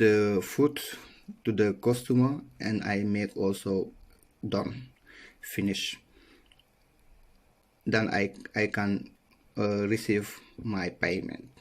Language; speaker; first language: English; non-native, learner; Wolof